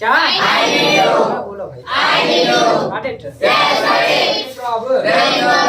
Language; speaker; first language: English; non-native, local second language; Hindi